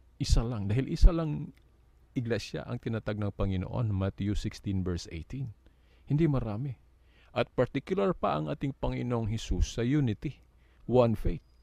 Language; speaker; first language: Filipino; non-native, local second language; Cebuano